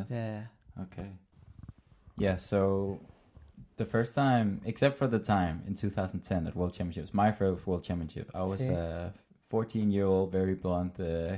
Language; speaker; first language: English; non-native, fluent; Danish